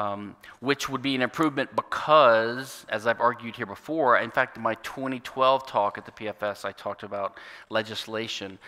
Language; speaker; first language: English; native; English